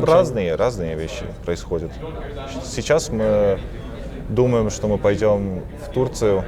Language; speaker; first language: Russian; early bilingual, heritage; Russian